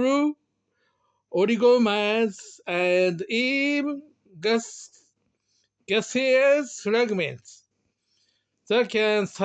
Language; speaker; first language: English; non-native, learner; Japanese